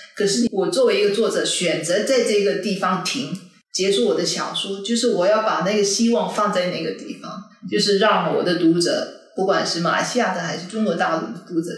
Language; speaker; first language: Chinese; non-native, local second language; Cantonese